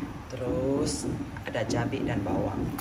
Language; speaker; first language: Indonesian; native; Indonesian